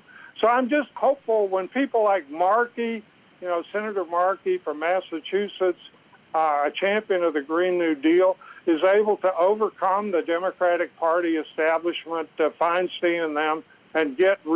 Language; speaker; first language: English; native; English